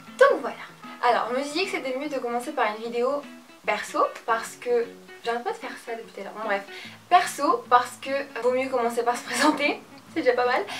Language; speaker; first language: French; early bilingual, other home language; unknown